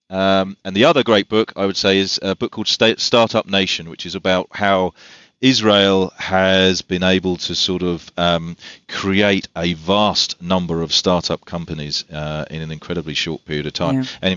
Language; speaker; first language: English; native; English